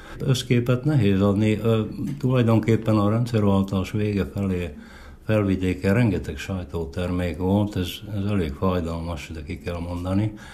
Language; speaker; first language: Hungarian; native; Hungarian